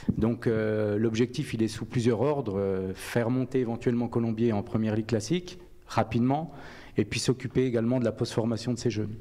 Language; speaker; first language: French; native; French